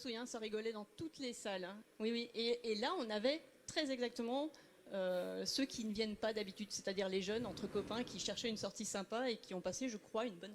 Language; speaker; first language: French; native; French